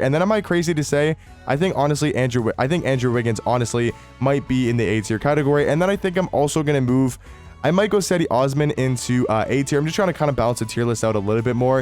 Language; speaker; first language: English; native; English